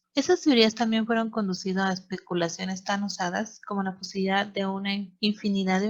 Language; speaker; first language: Spanish; native; Spanish